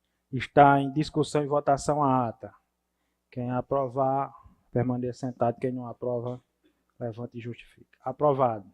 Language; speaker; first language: Portuguese; native; Portuguese